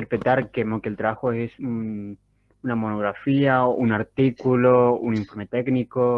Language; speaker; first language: Spanish; native; Spanish